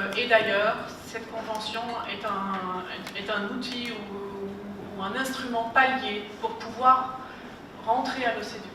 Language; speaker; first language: French; non-native, fluent; German